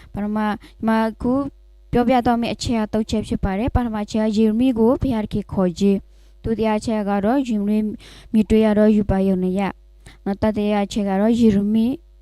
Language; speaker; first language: Burmese; non-native, local second language; S'gaw Karen